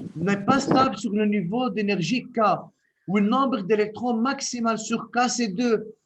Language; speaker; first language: French; non-native, local second language; Arabic